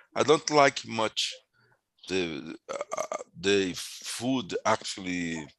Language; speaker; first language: English; non-native, learner; Portuguese